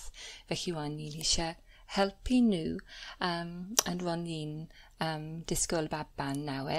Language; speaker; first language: Welsh; non-native, learner; English